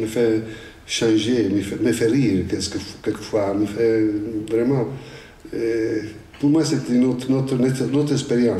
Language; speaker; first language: French; non-native, fluent; Italian